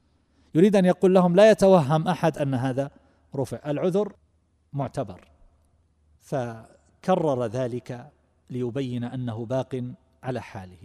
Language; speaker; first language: Arabic; native; Arabic